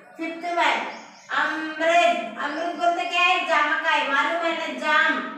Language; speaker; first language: Hindi; non-native, local second language; Telugu